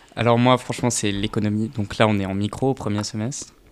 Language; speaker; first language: French; native; French